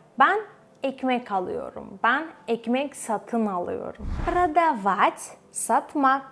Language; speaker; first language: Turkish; non-native, fluent; Russian